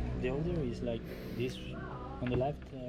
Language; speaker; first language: English; non-native, learner; Indonesian